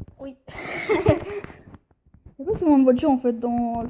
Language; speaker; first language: French; native; French